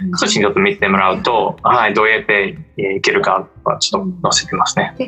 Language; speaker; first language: Japanese; non-native, fluent; English